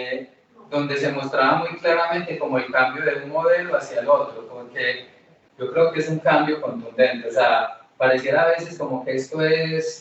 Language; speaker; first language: Spanish; native; Spanish